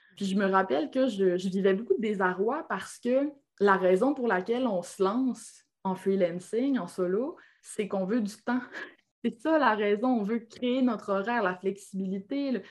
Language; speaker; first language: French; native; French